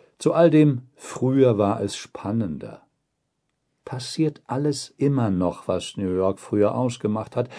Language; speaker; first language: German; native; German